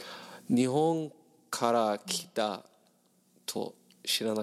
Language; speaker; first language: Japanese; non-native, learner; English